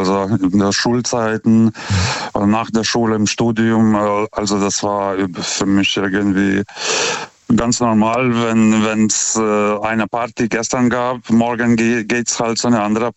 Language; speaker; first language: German; non-native, fluent; Lithuanian